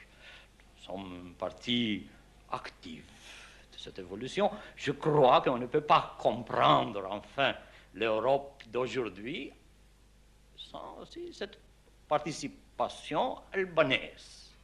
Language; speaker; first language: French; non-native, fluent; Albanian